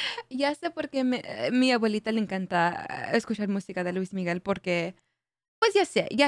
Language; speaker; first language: Spanish; early bilingual, heritage; Spanish